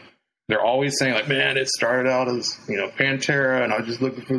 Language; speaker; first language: English; native; English